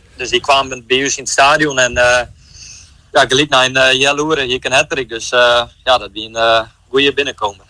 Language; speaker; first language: Dutch; non-native, local second language; Western Frisian